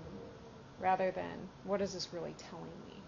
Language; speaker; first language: English; native; English